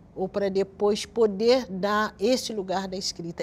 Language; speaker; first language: Portuguese; native; Portuguese